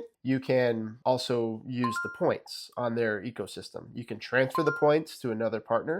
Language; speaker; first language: English; native; English